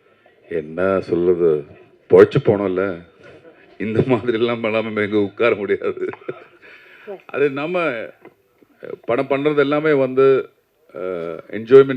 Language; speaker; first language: Tamil; non-native, learner; Malayalam